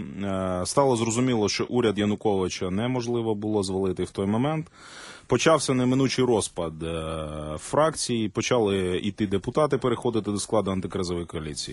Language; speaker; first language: Ukrainian; native; Ukrainian